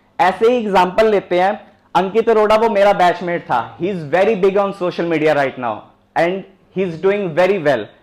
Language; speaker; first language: Hindi; native; Hindi